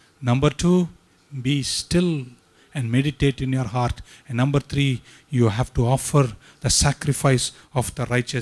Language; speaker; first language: English; non-native, local second language; Tamil